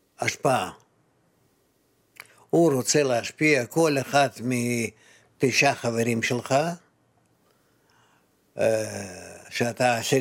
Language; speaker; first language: Hebrew; non-native, fluent; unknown